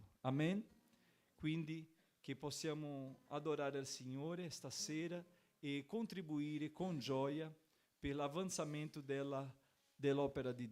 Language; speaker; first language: Italian; non-native, fluent; Portuguese